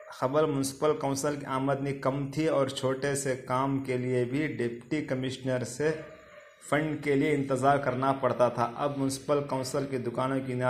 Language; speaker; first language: Urdu; native; Urdu